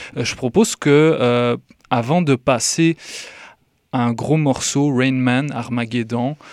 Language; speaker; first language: French; native; French